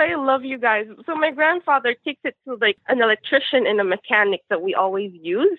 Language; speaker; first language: English; non-native, local second language; Filipino